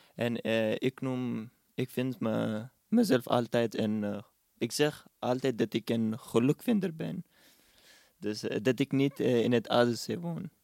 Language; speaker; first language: Dutch; non-native, fluent; Urdu